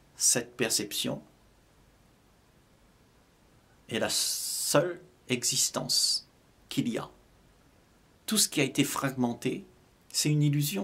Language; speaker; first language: French; native; French